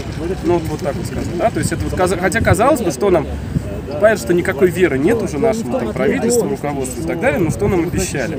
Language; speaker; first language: Russian; native; Russian